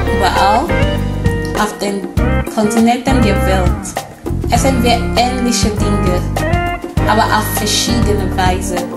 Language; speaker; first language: German; non-native, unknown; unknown